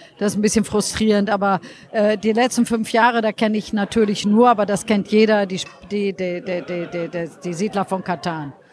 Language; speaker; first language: German; native; German